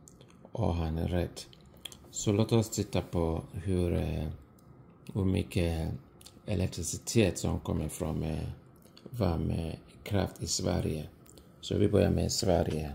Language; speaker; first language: Swedish; non-native, fluent; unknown